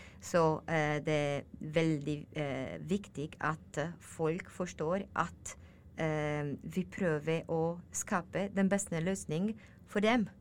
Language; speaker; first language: Norwegian; non-native, learner; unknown